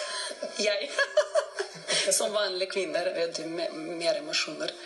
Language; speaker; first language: Norwegian; non-native, fluent; Russian